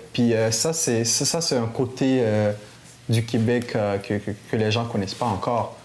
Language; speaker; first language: French; non-native, local second language; Haitian Creole